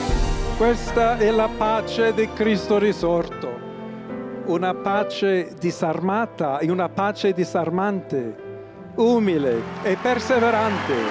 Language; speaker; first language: Italian; non-native, fluent; English